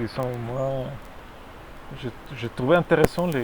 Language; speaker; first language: French; non-native, fluent; Spanish